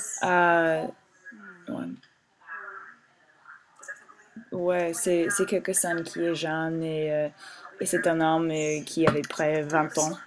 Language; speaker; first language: French; non-native, learner; English